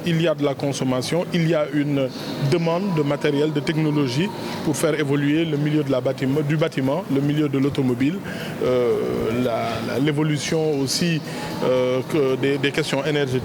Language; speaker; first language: French; non-native, local second language; Wolof